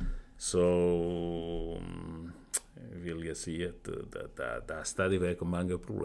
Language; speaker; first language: Danish; non-native, fluent; Portuguese